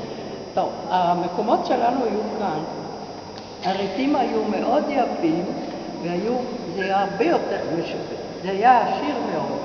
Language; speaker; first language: Hebrew; non-native, fluent; Italian